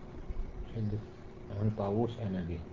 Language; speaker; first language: Arabic; native; Arabic